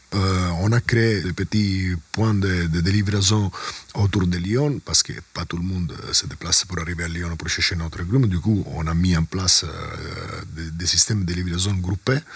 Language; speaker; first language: French; non-native, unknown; Italian